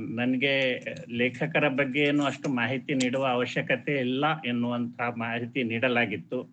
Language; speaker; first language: Kannada; non-native, local second language; Urdu